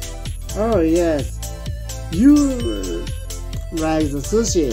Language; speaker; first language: English; non-native, learner; Japanese